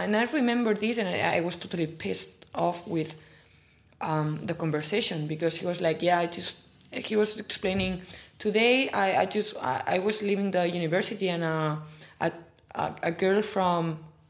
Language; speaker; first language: English; non-native, fluent; Spanish